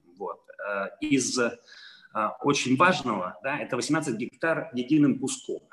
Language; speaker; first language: Russian; non-native, fluent; Italian